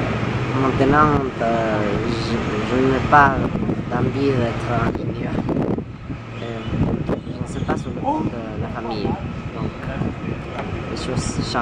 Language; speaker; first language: French; non-native, learner; Spanish